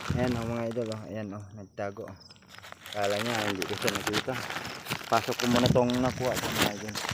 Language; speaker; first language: Filipino; native; Filipino